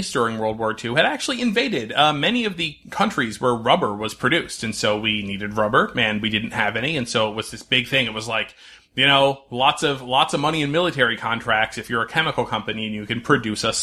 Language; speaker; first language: English; native; English